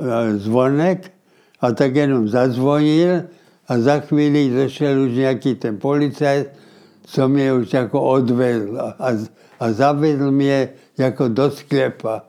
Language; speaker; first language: Czech; early bilingual, heritage; Czech